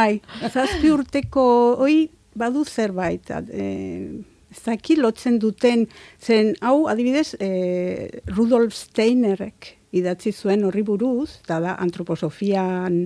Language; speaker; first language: Basque; non-native, local second language; Spanish